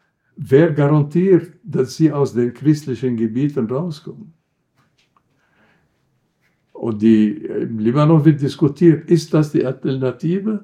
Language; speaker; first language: German; non-native, fluent; Arabic